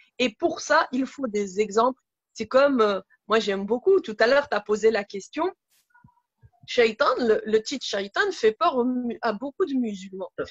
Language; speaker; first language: French; native; French